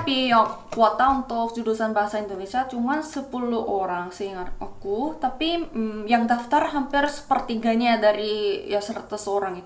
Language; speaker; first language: Indonesian; non-native, fluent; Korean